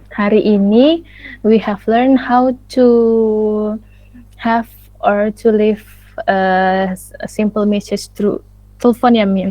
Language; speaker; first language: English; non-native, learner; Indonesian